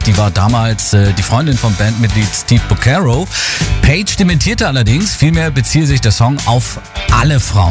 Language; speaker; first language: German; native; German